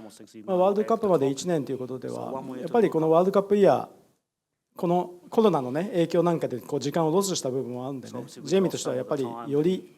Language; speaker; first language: Japanese; native; Japanese